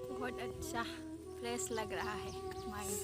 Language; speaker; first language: Hindi; non-native, local second language; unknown